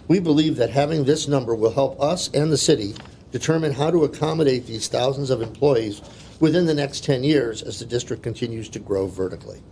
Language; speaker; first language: English; native; English